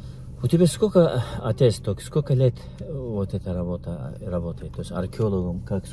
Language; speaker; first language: Russian; non-native, learner; Turkish